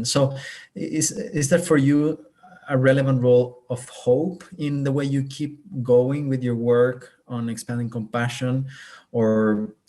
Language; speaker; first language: English; non-native, fluent; Spanish